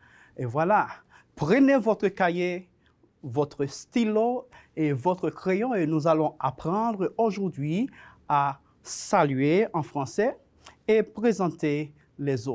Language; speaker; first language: French; non-native, fluent; Spanish